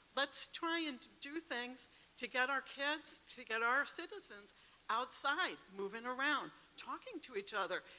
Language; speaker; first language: English; native; English